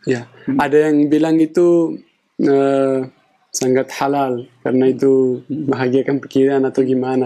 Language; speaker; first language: Indonesian; non-native, fluent; Pashto